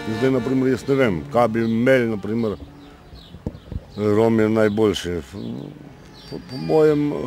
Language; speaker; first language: Slovenian; non-native, local second language; Romany